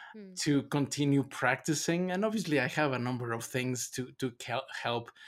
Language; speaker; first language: English; non-native, fluent; Spanish